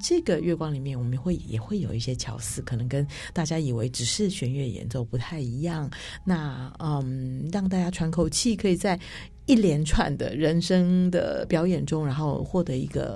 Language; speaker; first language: Chinese; native; Chinese